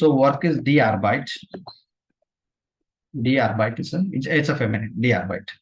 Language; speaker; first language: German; non-native, fluent; Tamil